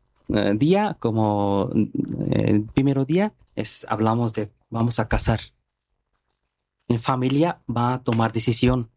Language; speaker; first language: Spanish; non-native, learner; Bangla